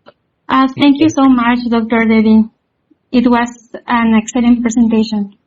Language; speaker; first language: English; non-native, fluent; Spanish